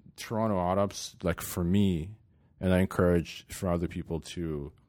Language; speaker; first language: English; non-native, fluent; Ukrainian